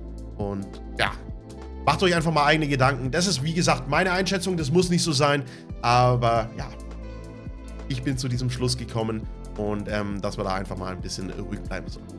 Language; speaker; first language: German; native; German